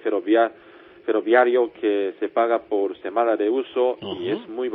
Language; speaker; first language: Spanish; non-native, fluent; Japanese